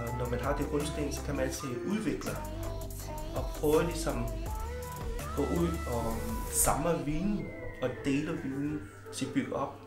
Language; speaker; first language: Danish; early bilingual, other home language; Vietnamese